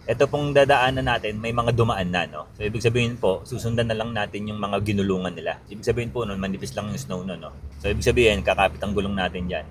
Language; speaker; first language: Filipino; native; Filipino